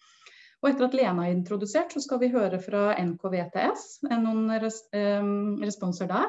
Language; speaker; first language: Norwegian; native; Norwegian